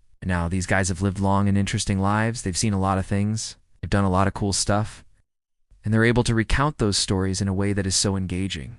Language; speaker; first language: English; native; English